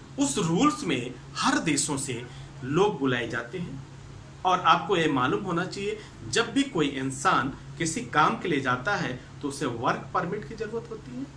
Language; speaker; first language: Hindi; native; Hindi